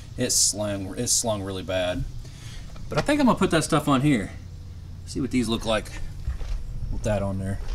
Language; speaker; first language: English; native; English